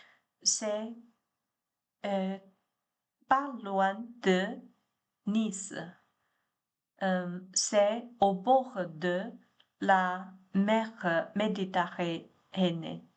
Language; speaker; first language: French; non-native, learner; Chinese